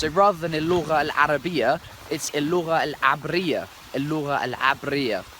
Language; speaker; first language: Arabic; non-native, learner; English